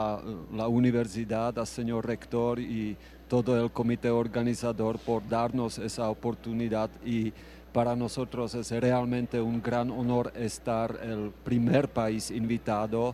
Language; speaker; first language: Spanish; non-native, fluent; Czech